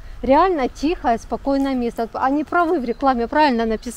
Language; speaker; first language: Russian; native; Russian